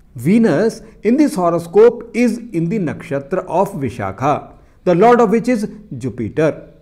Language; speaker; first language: English; non-native, local second language; Hindi